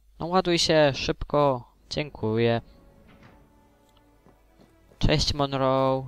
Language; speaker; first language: Polish; native; Polish